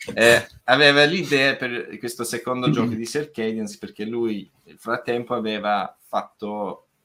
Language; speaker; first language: Italian; non-native, fluent; English